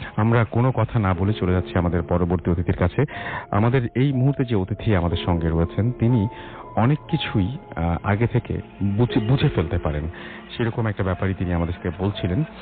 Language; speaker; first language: Bangla; native; Bangla